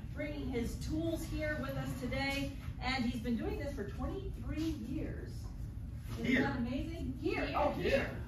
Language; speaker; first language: English; native; English